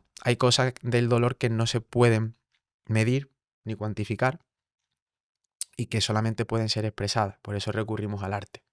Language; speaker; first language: Spanish; native; Spanish